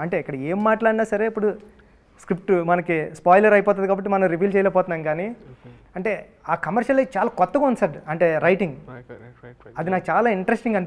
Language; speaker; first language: Telugu; native; Telugu